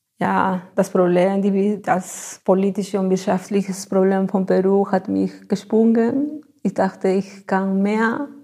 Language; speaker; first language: German; non-native, fluent; Spanish